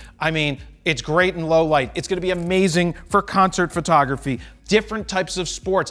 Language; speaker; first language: English; native; English